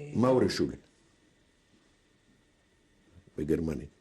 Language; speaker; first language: Hebrew; non-native, fluent; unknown